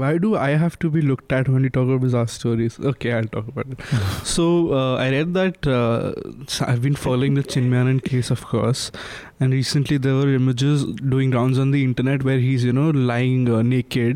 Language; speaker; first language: English; non-native, local second language; Hindi